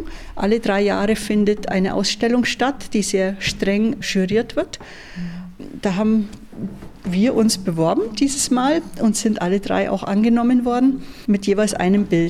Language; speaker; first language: German; native; German